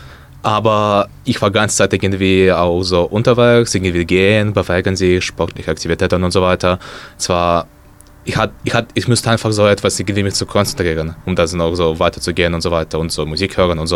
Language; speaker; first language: German; non-native, learner; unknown